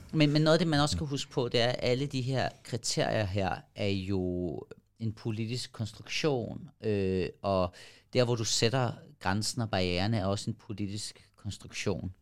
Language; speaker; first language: Danish; early bilingual, other home language; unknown